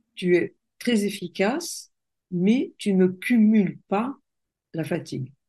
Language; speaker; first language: French; non-native, fluent; Russian